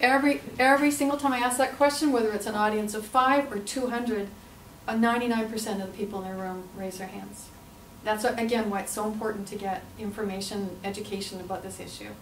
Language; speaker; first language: English; native; English